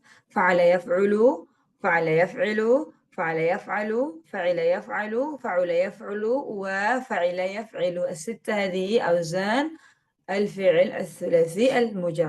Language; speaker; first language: Arabic; non-native, fluent; Indonesian